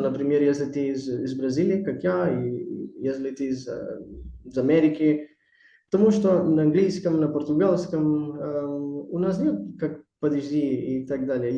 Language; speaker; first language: Russian; non-native, learner; Portuguese